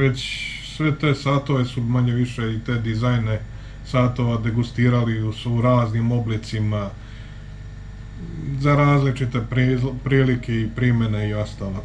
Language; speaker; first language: Serbian; native; Serbian